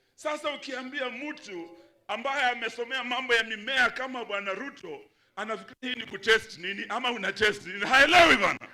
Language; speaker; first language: Swahili; non-native, local second language; Luyia